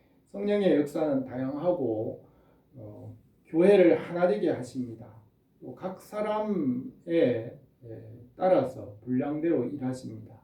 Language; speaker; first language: Korean; native; Korean